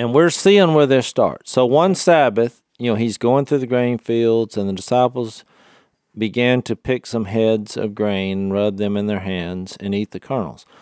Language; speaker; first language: English; native; English